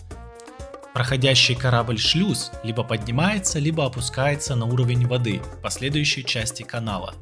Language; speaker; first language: Russian; native; Russian